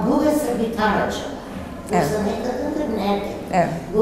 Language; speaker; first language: Turkish; non-native, fluent; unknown